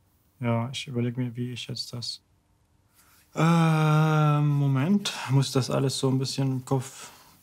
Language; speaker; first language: German; non-native, fluent; Arabic